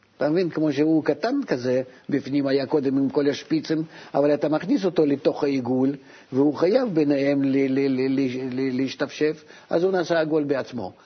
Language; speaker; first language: Hebrew; non-native, fluent; Russian